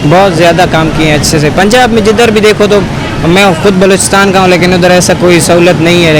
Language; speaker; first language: Hindi; non-native, local second language; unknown